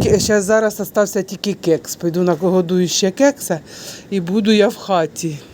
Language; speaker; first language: Ukrainian; non-native, local second language; Russian